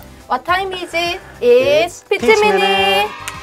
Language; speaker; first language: English; non-native, learner; Korean